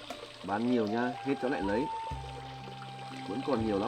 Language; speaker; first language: Vietnamese; native; Vietnamese